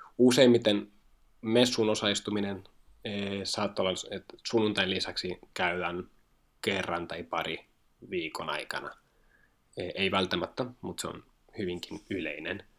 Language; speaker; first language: Finnish; non-native, fluent; Spanish